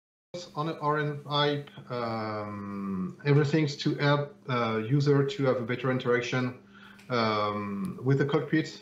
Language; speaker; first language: English; non-native, fluent; French